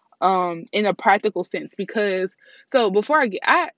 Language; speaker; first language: English; native; English